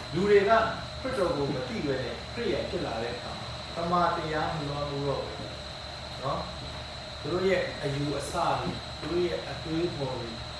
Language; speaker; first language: Burmese; non-native, local second language; Hakha Chin